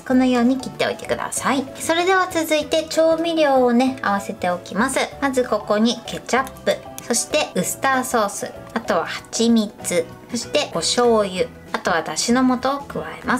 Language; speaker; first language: Japanese; native; Japanese